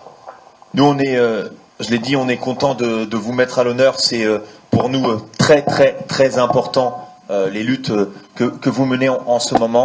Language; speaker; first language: French; native; French